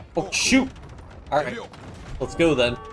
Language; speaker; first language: English; native; English